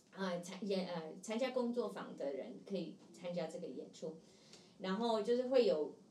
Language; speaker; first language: Chinese; non-native, fluent; English